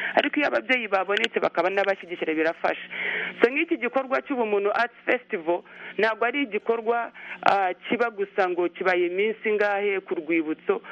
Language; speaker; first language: Kinyarwanda; early bilingual, heritage; Kinyarwanda